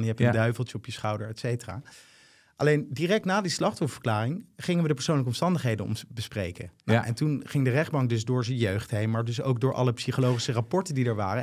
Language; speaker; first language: Dutch; native; Dutch